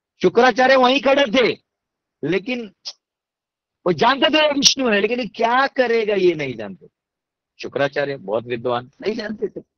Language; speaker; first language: Hindi; non-native, local second language; Marathi